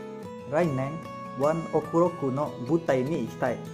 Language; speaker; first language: Japanese; non-native, learner; Indonesian